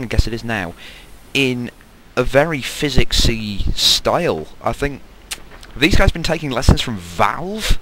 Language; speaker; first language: English; native; English